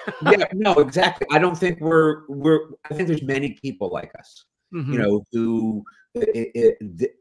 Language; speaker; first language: English; native; English